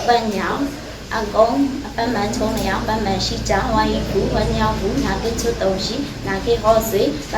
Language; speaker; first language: Chinese; non-native, learner; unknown